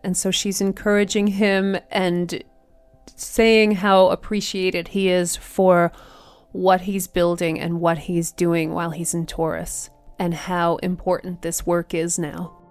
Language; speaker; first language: English; native; English